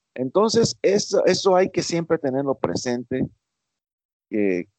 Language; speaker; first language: Spanish; early bilingual, heritage; Spanish